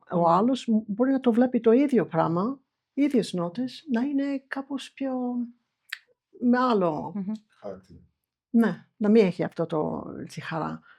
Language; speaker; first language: Greek; non-native, fluent; English